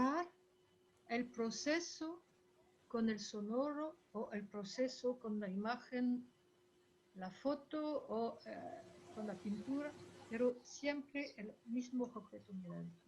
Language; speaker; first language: Spanish; non-native, fluent; French